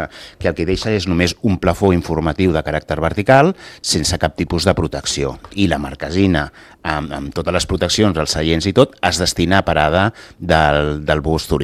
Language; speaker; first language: Catalan; native; Catalan